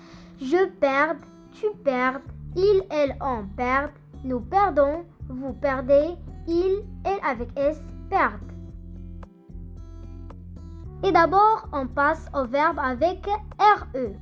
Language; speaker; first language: French; non-native, fluent; Arabic